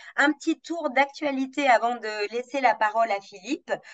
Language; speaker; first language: French; native; French